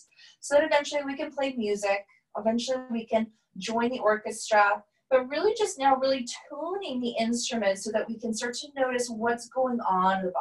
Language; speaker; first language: English; native; English